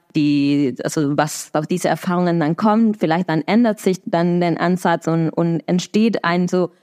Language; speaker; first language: German; non-native, fluent; Spanish